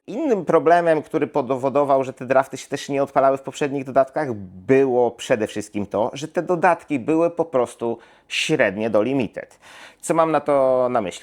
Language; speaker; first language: Polish; native; Polish